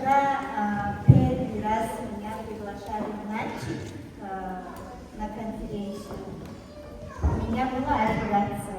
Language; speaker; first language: Russian; non-native, fluent; Tajik